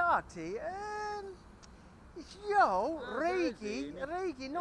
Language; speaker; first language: Hungarian; non-native, learner; English